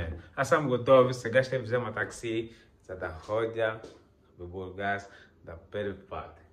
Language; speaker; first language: Bulgarian; non-native, learner; Portuguese